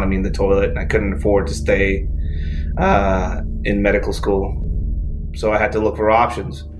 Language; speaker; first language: English; non-native, fluent; Spanish